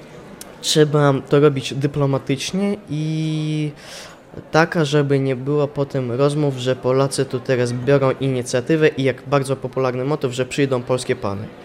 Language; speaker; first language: Polish; non-native, local second language; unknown